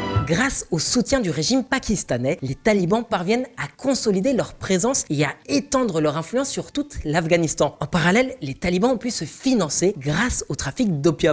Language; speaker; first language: French; native; French